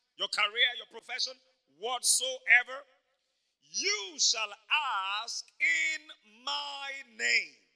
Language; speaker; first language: English; non-native, local second language; Yoruba